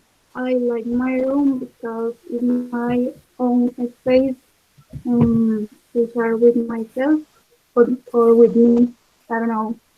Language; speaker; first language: English; non-native, learner; Spanish